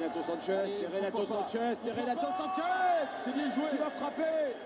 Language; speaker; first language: French; native; French